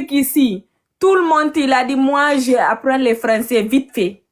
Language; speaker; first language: French; non-native, learner; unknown